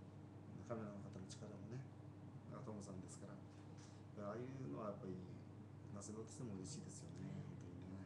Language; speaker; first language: Japanese; native; Japanese